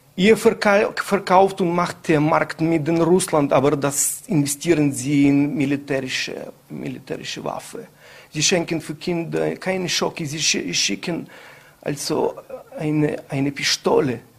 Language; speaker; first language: German; non-native, learner; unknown